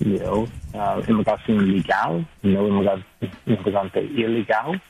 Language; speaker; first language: Spanish; non-native, learner; English